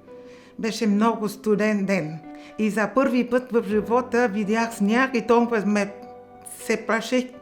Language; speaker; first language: Bulgarian; non-native, fluent; Vietnamese